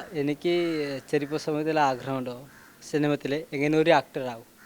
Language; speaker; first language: Malayalam; non-native, learner; Odia